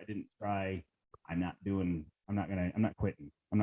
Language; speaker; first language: English; native; English